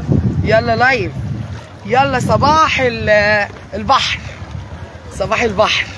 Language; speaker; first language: Arabic; native; Arabic